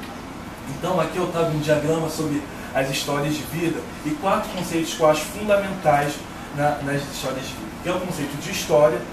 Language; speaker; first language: Portuguese; native; Portuguese